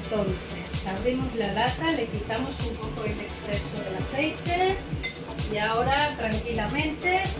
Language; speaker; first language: Spanish; native; Spanish